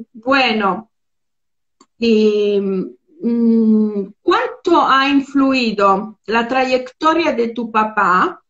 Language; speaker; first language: Spanish; non-native, fluent; Italian